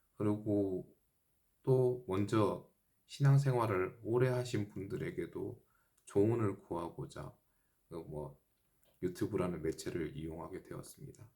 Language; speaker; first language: Korean; native; Korean